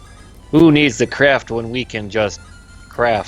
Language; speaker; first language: English; native; English